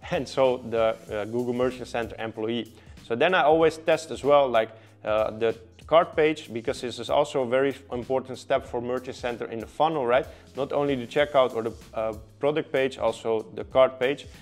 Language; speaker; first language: English; non-native, fluent; Dutch